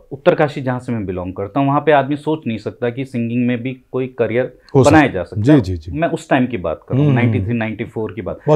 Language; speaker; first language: Hindi; native; Hindi